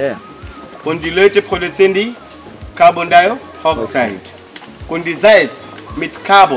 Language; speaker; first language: German; non-native, learner; Swahili